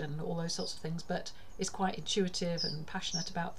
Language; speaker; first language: English; native; English